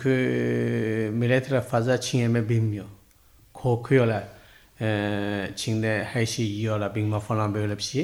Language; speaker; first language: Turkish; non-native, learner; Chinese